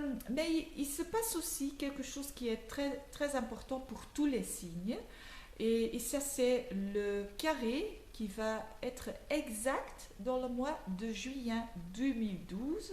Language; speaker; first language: French; non-native, learner; Dutch